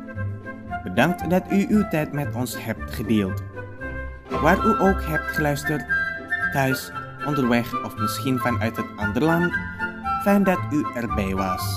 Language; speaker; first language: Dutch; non-native, fluent; Indonesian